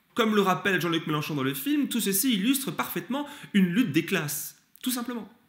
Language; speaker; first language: French; early bilingual, other home language; Turkish